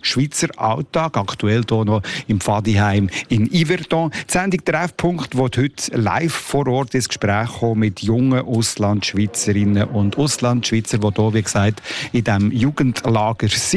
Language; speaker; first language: German; native; German